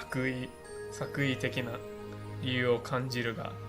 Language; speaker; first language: Japanese; non-native, fluent; English